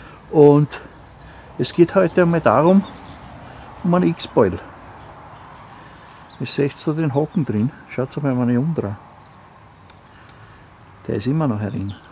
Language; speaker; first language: German; native; German